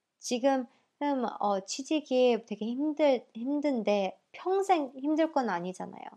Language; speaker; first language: Korean; early bilingual, heritage; Korean